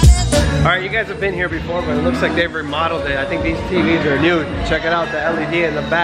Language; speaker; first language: English; native; English